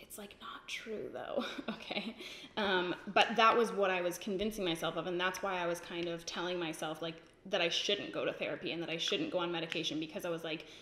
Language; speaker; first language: English; native; English